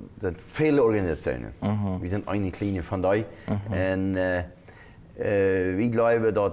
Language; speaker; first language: German; non-native, local second language; Plautdietsch